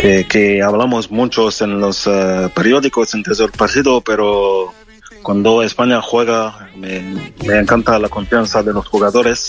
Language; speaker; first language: Spanish; non-native, fluent; French